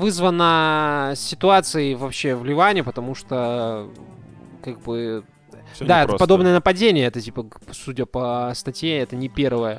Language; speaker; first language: Russian; native; Russian